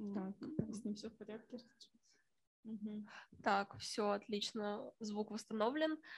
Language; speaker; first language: Russian; native; Russian